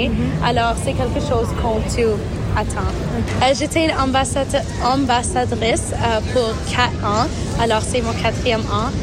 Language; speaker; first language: French; early bilingual, other home language; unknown